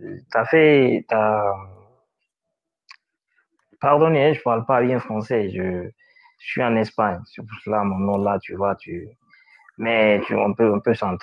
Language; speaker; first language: French; non-native, learner; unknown